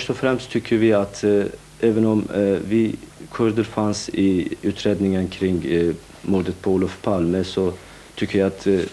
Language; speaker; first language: Swedish; non-native, fluent; Kurdish